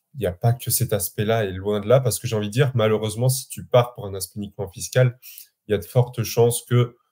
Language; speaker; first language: French; native; French